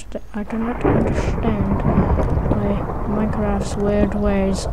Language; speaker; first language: English; native; English